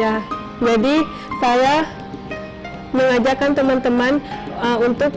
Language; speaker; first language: Indonesian; non-native, learner; Thai